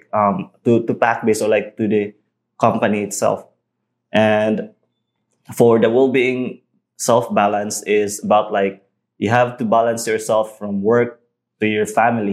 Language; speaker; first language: English; non-native, local second language; Cebuano